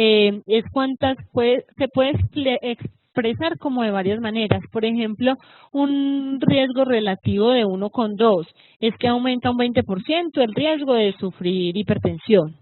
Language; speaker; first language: Spanish; native; Spanish